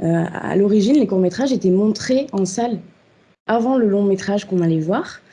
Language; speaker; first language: French; native; French